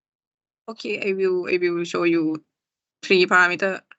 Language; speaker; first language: English; non-native, learner; Thai